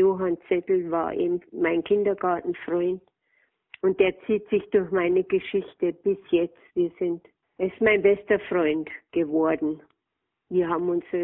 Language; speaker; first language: German; native; German